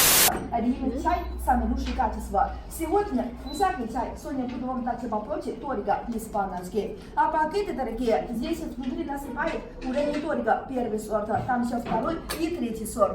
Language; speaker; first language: Russian; non-native, learner; Chinese